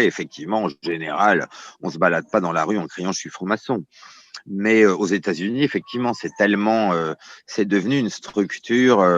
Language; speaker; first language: French; native; French